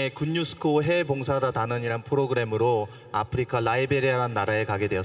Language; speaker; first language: Korean; early bilingual, heritage; Korean